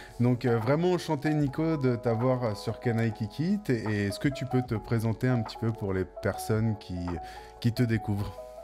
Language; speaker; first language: French; native; French